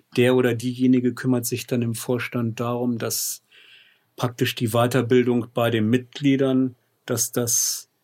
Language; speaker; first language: German; native; German